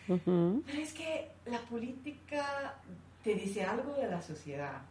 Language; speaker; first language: Spanish; non-native, fluent; English